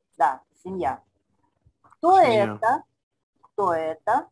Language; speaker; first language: Russian; non-native, fluent; Spanish